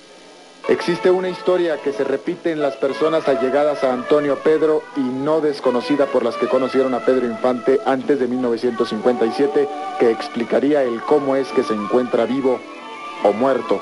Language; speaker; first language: Spanish; native; Spanish